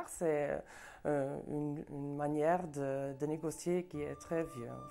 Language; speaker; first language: French; non-native, local second language; Dutch